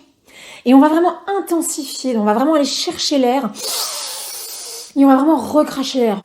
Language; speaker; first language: French; native; French